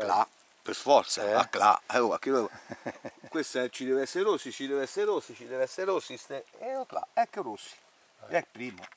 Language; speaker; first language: Italian; native; Italian